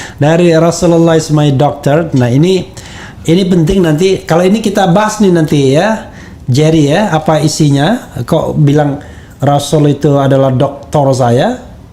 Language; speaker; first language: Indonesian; native; Indonesian